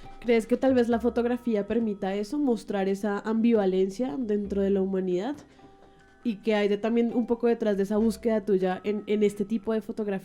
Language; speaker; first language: Spanish; native; Spanish